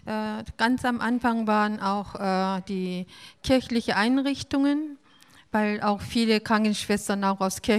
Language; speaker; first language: German; non-native, fluent; Korean